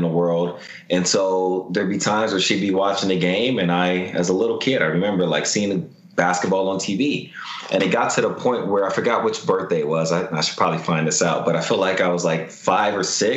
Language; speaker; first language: English; native; English